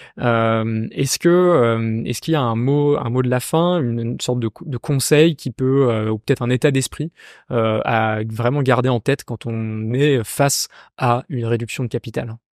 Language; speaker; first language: French; native; French